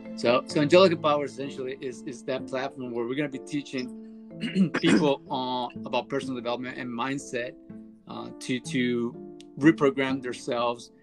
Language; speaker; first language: English; early bilingual, other home language; Spanish